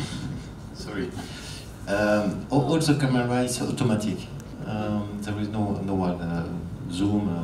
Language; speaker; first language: English; non-native, learner; French